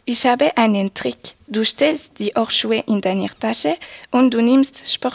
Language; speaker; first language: German; non-native, learner; French